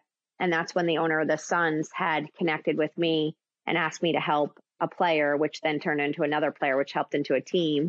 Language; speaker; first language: English; native; English